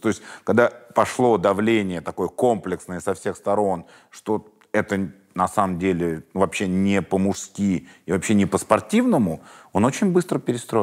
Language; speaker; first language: Russian; native; Russian